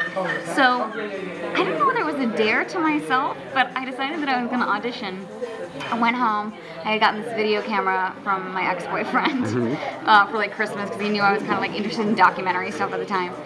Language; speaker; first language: English; native; English